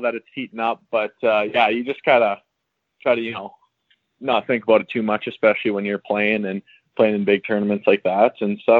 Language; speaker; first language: English; native; English